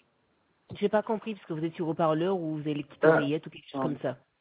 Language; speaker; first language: French; native; French